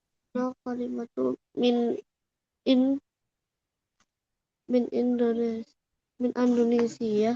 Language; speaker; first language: Arabic; non-native, learner; Indonesian